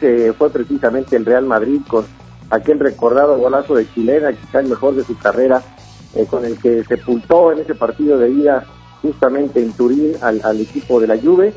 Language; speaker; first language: Spanish; native; Spanish